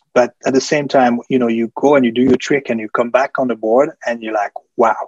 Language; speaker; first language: English; early bilingual, other home language; French